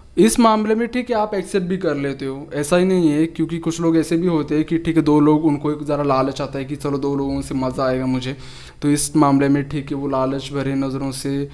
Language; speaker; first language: Hindi; native; Hindi